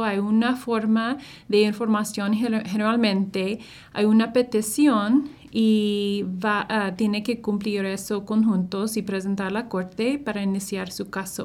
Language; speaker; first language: Spanish; non-native, fluent; English